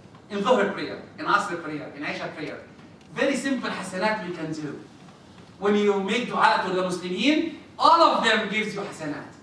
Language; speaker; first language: English; non-native, fluent; Arabic